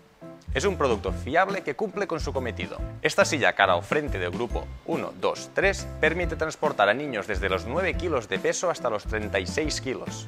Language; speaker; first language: Spanish; native; Spanish